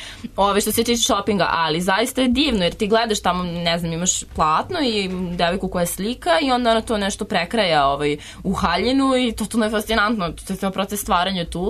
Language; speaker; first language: Serbian; native; Serbian